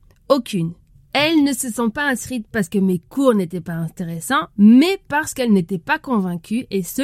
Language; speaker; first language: French; native; French